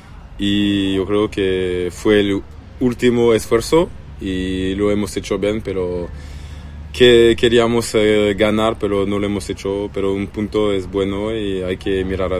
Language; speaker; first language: Spanish; non-native, learner; French